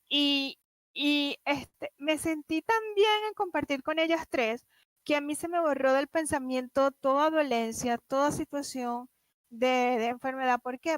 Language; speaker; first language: Spanish; native; Spanish